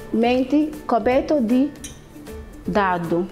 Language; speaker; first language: Italian; non-native, learner; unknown